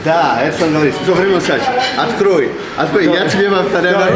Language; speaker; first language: Russian; non-native, learner; Portuguese